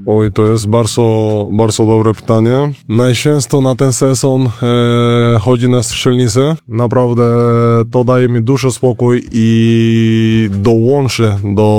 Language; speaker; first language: Polish; non-native, learner; Spanish